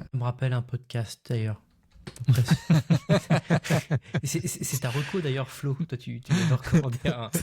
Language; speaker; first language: French; native; French